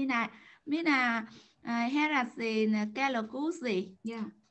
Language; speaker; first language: Finnish; non-native, learner; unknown